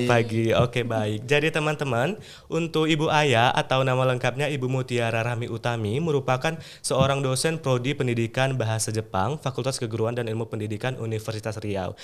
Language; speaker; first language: Indonesian; native; Indonesian